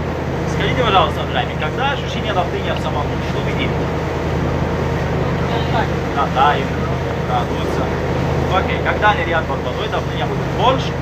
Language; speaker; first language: Russian; non-native, learner; Arabic